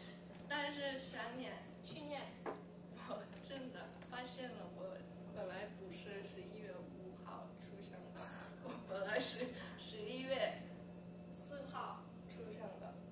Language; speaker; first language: Chinese; early bilingual, heritage; English